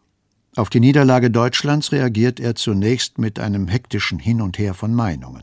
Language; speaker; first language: German; native; German